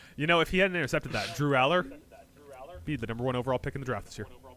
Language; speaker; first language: English; native; English